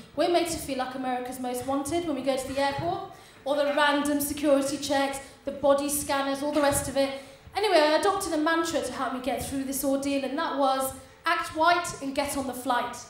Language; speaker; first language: English; native; English